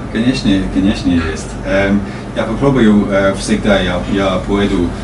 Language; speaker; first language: Russian; non-native, learner; English